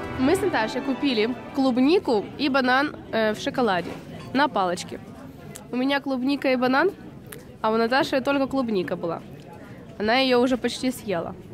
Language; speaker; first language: Russian; native; Russian